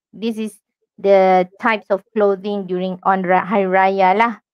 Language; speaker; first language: English; non-native, local second language; Malay